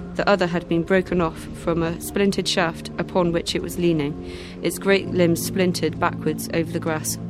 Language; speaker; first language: English; native; English